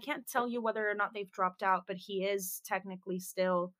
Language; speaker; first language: English; native; English